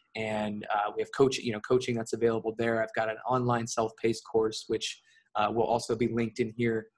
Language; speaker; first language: English; native; English